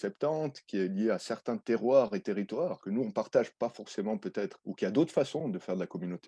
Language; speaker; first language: French; native; French